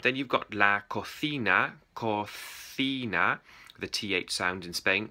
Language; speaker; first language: English; native; English